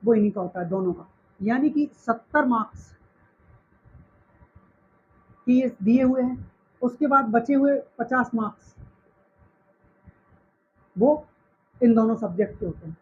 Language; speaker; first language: Hindi; native; Hindi